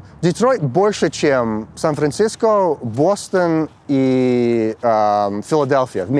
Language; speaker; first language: Russian; early bilingual, heritage; English